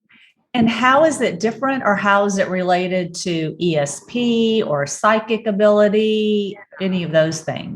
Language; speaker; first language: English; native; English